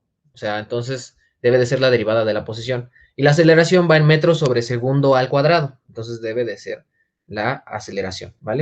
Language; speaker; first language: Spanish; native; Spanish